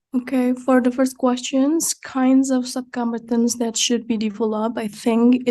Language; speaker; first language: English; non-native, fluent; Indonesian